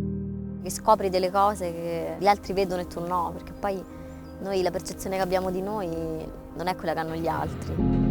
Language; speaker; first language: Italian; native; Italian